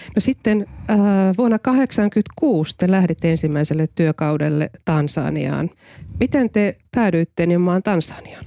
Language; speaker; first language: Finnish; native; Finnish